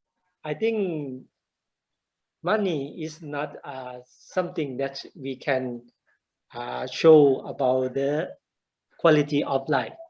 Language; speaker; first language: English; non-native, learner; Thai